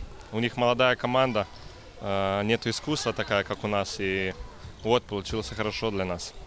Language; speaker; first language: Russian; non-native, fluent; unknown